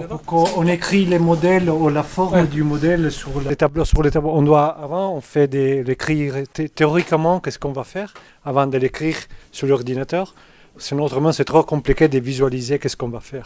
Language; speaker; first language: French; non-native, fluent; Spanish